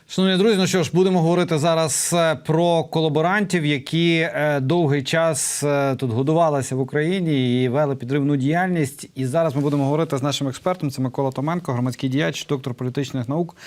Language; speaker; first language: Ukrainian; native; Ukrainian